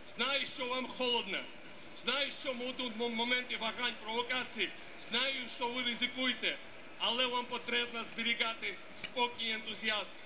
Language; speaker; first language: Ukrainian; non-native, fluent; Georgian